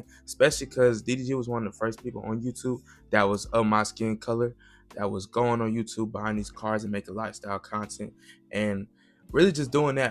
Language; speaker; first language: English; native; English